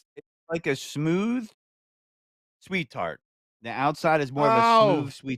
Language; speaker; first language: English; native; English